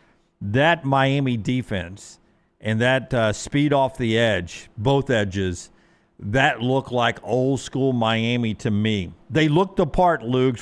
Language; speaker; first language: English; native; English